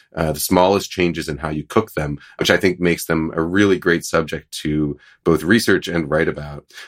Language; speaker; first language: English; native; English